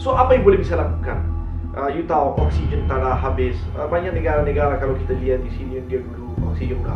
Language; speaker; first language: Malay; non-native, learner; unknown